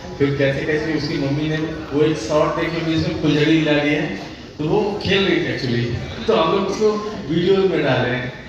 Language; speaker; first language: Hindi; native; Hindi